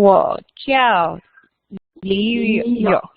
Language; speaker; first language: Chinese; non-native, learner; English